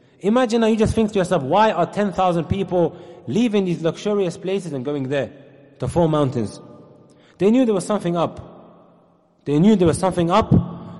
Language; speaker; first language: English; native; English